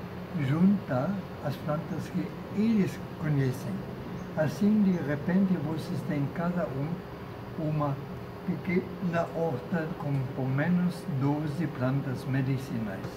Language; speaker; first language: Portuguese; non-native, fluent; German